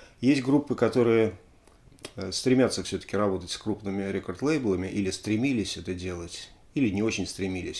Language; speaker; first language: Russian; native; Russian